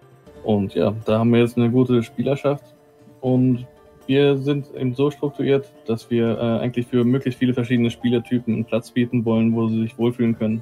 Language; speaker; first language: German; native; German